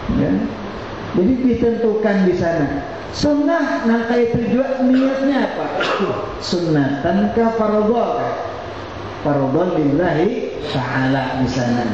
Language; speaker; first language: Malay; non-native, local second language; Banjar